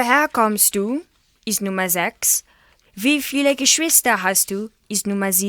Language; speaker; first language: German; non-native, learner; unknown